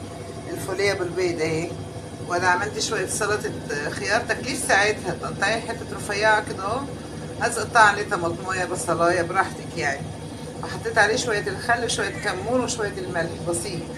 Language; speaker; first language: Arabic; native; Arabic